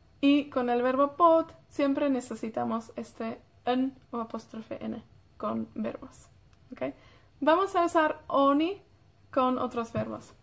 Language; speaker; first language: Spanish; non-native, fluent; Welsh